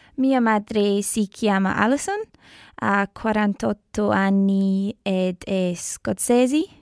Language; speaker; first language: Italian; non-native, learner; English